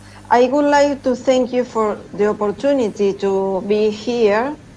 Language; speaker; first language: English; non-native, learner; Spanish